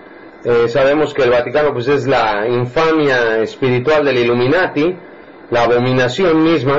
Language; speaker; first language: Spanish; native; Spanish